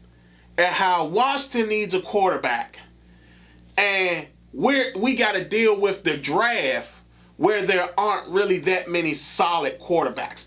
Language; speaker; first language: English; native; English